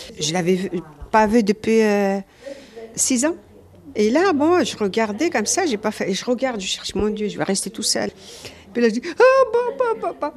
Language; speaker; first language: French; non-native, local second language; Arabic